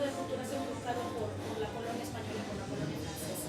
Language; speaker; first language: Spanish; native; Spanish